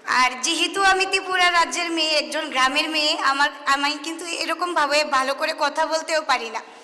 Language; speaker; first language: Bangla; native; Bangla